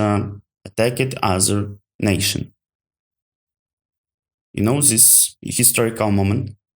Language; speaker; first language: English; non-native, learner; Ukrainian